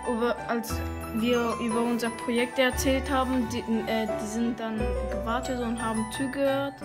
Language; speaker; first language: German; non-native, learner; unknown